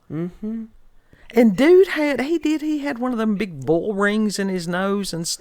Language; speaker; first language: English; native; English